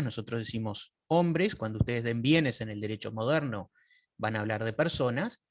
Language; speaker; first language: Spanish; native; Spanish